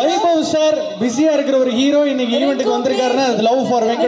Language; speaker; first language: Tamil; native; Tamil